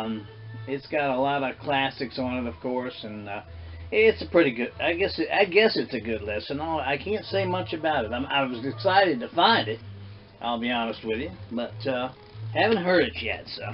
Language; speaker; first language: English; native; English